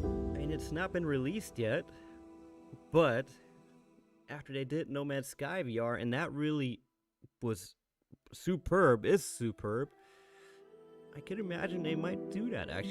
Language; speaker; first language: English; native; English